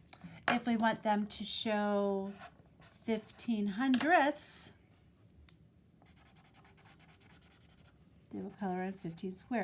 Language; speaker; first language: English; native; English